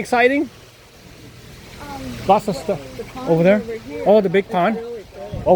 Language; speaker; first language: English; non-native, learner; Vietnamese